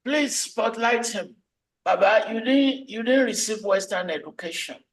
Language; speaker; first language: English; non-native, local second language; Yoruba